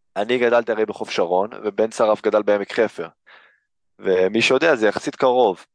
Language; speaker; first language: Hebrew; early bilingual, other home language; English